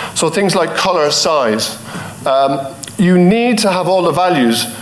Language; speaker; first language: English; native; English